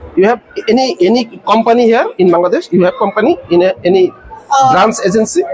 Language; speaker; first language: English; non-native, learner; Bangla